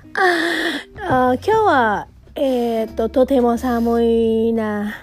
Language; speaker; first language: Japanese; non-native, fluent; Filipino